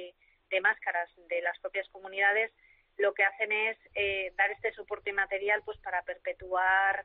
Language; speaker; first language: Spanish; native; Spanish